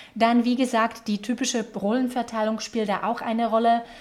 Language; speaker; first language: German; non-native, fluent; Slovak